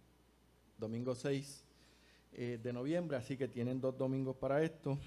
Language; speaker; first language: Spanish; native; Spanish